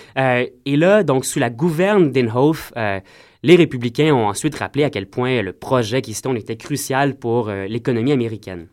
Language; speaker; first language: French; native; French